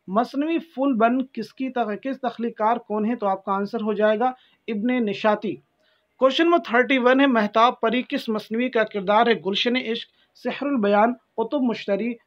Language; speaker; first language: Hindi; native; Hindi